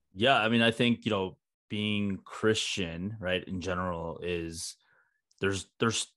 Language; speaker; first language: English; early bilingual, other home language; Hindi